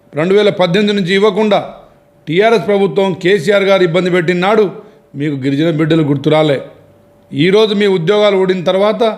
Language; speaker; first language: Telugu; native; Telugu